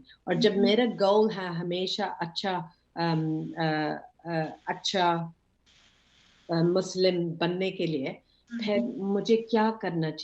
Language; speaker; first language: Hindi; early bilingual, heritage; English